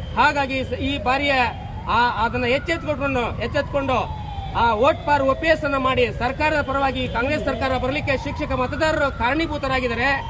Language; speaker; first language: Kannada; native; Kannada